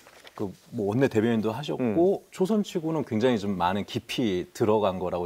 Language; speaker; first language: Korean; native; Korean